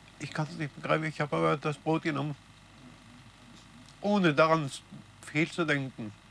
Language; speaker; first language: German; non-native, fluent; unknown